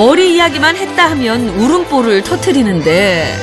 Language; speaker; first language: Korean; native; Korean